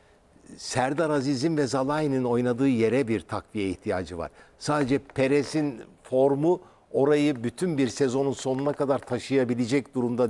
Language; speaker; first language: Turkish; native; Turkish